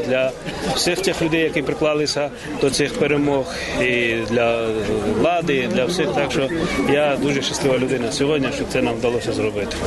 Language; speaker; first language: Ukrainian; non-native, fluent; Georgian